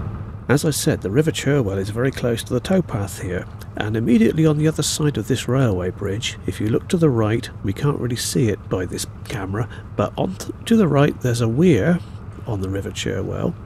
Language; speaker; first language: English; native; English